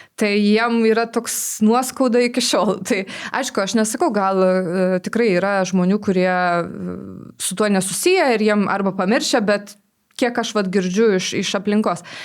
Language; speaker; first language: Lithuanian; non-native, local second language; Polish